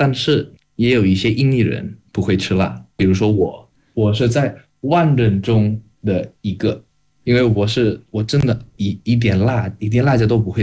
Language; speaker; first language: Chinese; non-native, fluent; Indonesian